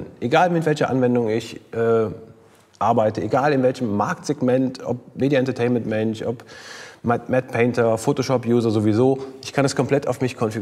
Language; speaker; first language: German; native; German